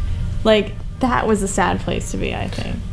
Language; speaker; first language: English; native; English